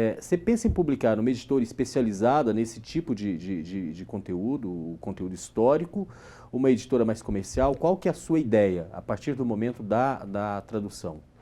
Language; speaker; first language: Portuguese; native; Portuguese